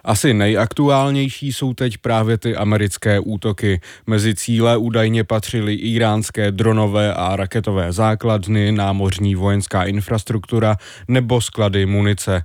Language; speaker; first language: Czech; native; Czech